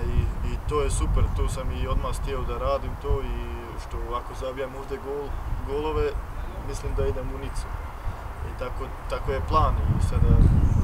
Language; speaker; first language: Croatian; early bilingual, heritage; Bosnian